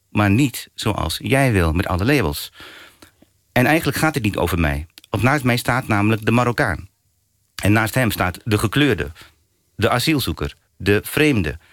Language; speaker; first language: Dutch; early bilingual, other home language; Turkish